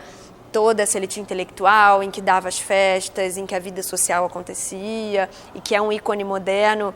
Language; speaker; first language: Portuguese; native; Portuguese